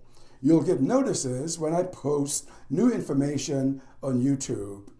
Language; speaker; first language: English; native; English